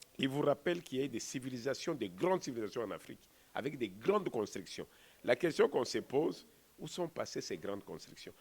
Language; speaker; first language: French; non-native, local second language; Kongo